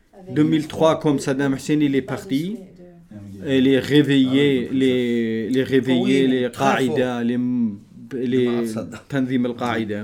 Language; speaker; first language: French; non-native, learner; Kurdish